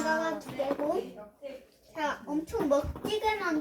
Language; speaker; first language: Korean; native; Korean